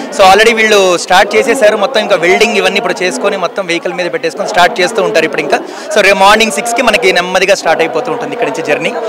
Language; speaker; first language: Telugu; native; Telugu